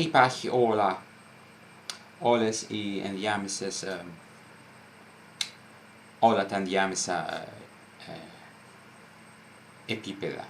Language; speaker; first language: Greek; non-native, fluent; Italian